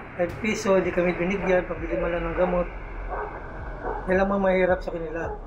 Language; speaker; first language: Filipino; non-native, local second language; Cebuano